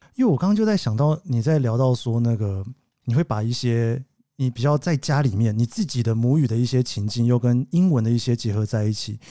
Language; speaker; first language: Chinese; native; Chinese